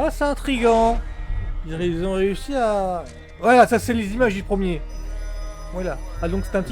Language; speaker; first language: French; native; French